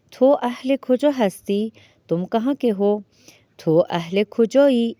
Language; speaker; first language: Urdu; non-native, fluent; Persian